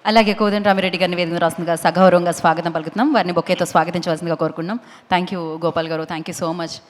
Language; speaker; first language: Telugu; native; Telugu